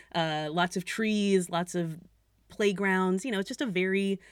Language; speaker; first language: English; native; English